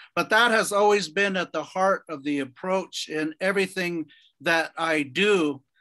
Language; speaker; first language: English; native; English